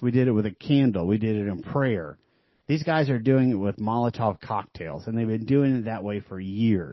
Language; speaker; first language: English; native; English